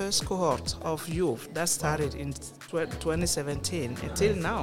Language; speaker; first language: English; non-native, local second language; French